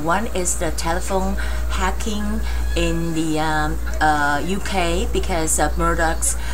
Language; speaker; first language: English; non-native, fluent; Chinese